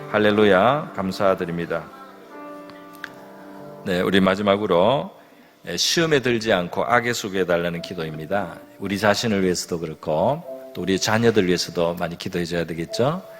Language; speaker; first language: Korean; native; Korean